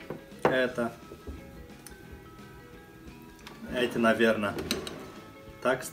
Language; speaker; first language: Russian; non-native, fluent; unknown